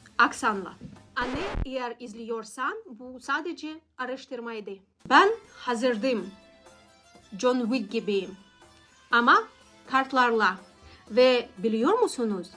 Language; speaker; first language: Turkish; non-native, learner; Russian